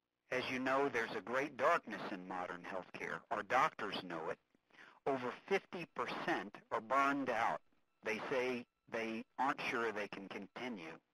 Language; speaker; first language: English; native; English